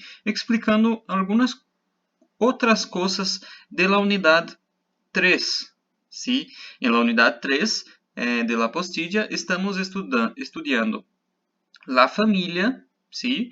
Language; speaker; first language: Spanish; non-native, fluent; Portuguese